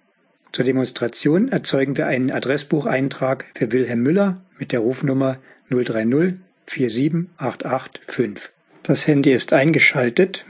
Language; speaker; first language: German; native; German